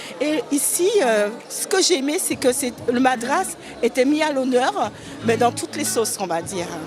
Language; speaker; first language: French; native; French